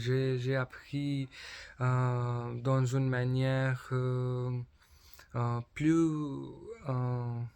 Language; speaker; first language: French; non-native, learner; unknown